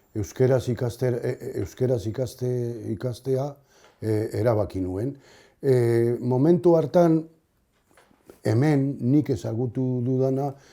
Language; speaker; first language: Basque; non-native, local second language; Spanish